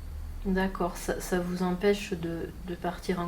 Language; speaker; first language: French; native; French